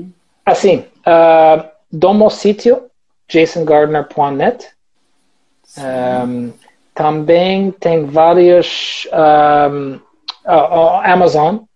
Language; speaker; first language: Portuguese; non-native, learner; English